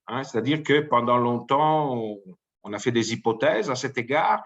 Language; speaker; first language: French; native; French